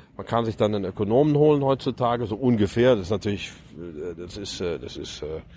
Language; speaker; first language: German; native; German